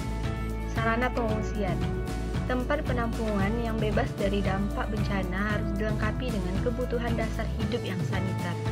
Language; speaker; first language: Indonesian; native; Indonesian